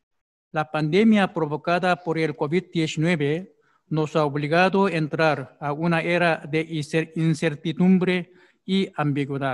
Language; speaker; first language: Spanish; non-native, fluent; Korean